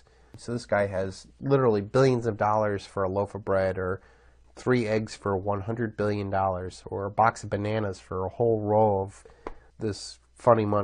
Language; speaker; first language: English; native; English